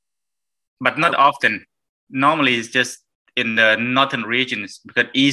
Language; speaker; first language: English; non-native, learner; Thai